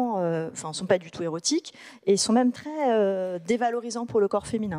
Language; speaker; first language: French; native; French